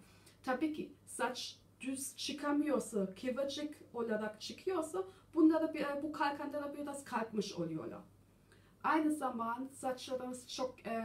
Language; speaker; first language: Turkish; early bilingual, heritage; German